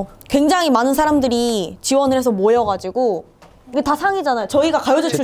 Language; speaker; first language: Korean; native; Korean